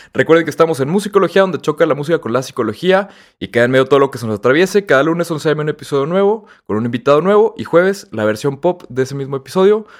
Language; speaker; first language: Spanish; native; Spanish